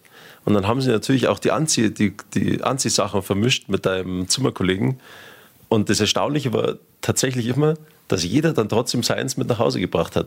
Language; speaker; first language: German; native; German